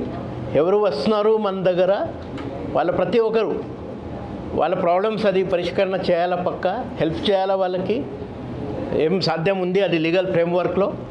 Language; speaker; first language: Telugu; non-native, fluent; Marathi